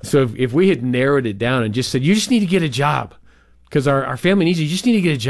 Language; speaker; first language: English; native; English